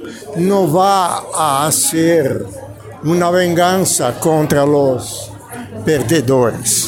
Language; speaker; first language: Spanish; non-native, learner; Portuguese